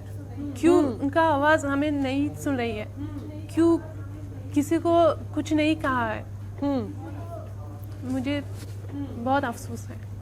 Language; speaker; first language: Hindi; non-native, learner; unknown